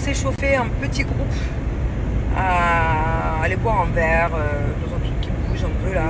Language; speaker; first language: French; native; French